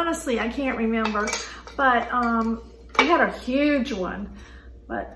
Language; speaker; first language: English; native; English